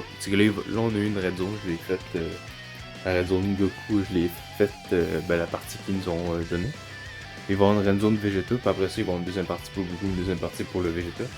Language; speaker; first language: French; native; French